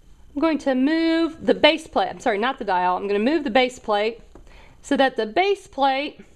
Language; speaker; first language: English; native; English